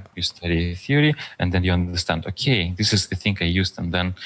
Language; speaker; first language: English; non-native, fluent; Russian